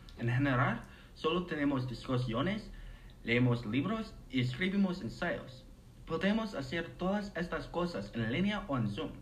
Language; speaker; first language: Spanish; non-native, learner; English